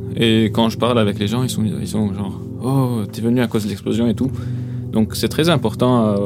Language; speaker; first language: French; non-native, local second language; Arabic